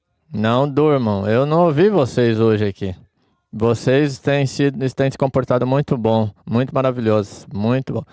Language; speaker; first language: Portuguese; non-native, fluent; English